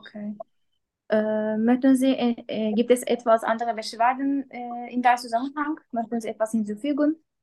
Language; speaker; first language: German; non-native, learner; Turkish